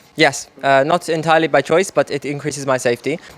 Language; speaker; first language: English; non-native, fluent; Italian